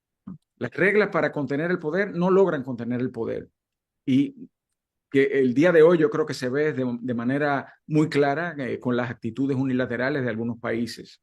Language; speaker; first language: Spanish; native; Spanish